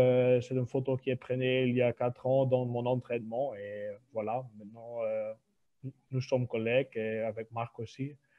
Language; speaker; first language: French; non-native, local second language; Dutch